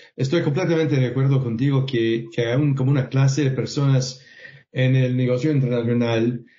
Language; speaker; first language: Spanish; non-native, fluent; English